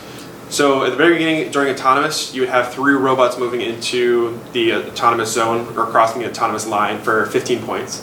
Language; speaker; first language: English; native; English